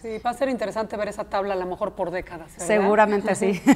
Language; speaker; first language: Spanish; native; Spanish